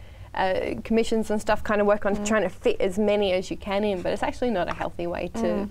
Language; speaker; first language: English; native; English